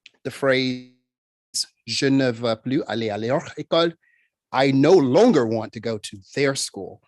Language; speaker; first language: French; non-native, fluent; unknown